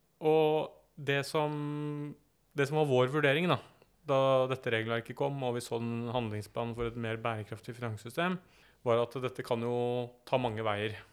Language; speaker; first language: Norwegian; native; Norwegian